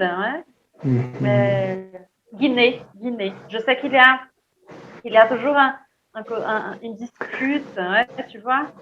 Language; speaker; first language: French; non-native, fluent; Portuguese